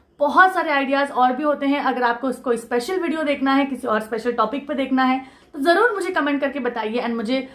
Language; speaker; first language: Hindi; non-native, local second language; Marathi